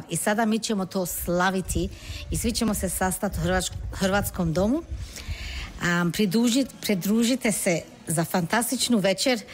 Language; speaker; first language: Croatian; early bilingual, heritage; Croatian